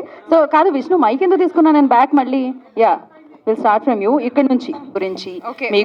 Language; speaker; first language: Telugu; native; Telugu